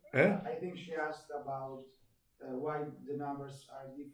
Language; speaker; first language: English; non-native, fluent; Italian